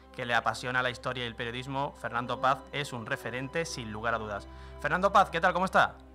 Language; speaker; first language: Spanish; native; Spanish